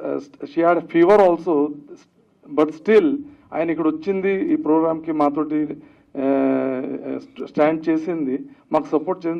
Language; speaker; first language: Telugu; early bilingual, heritage; Telugu